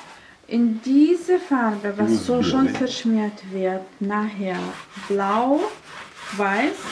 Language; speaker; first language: German; non-native, fluent; Russian